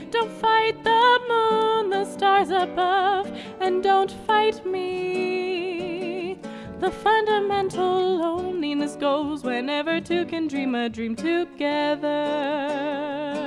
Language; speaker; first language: English; early bilingual, other home language; Portuguese